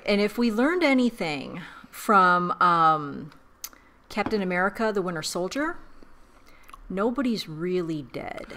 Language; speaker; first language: English; native; English